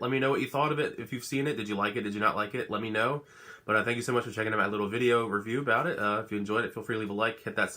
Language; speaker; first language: English; native; English